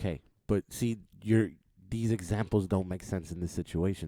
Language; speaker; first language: English; native; English